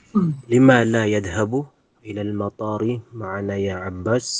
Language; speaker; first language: Arabic; non-native, learner; Filipino